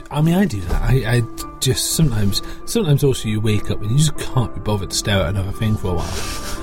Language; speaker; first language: English; native; English